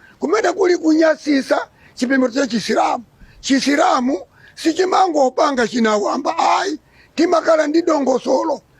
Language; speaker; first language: Nyanja; non-native, local second language; Yao